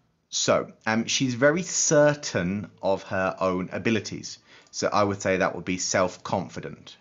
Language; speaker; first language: English; native; English